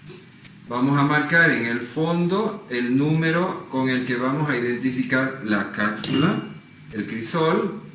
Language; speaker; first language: Spanish; native; Spanish